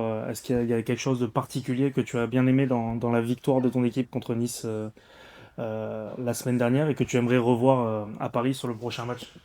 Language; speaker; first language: French; native; French